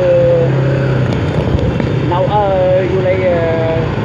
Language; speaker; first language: English; non-native, learner; Vietnamese